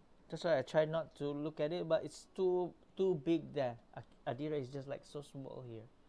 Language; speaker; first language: English; non-native, local second language; Malay